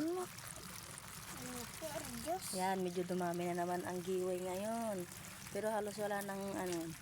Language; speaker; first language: Filipino; non-native, local second language; Iloko